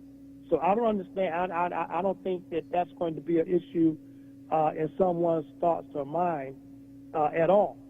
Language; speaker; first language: English; native; English